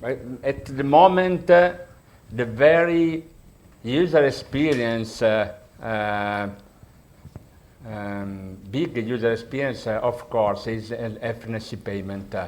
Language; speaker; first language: English; non-native, learner; Italian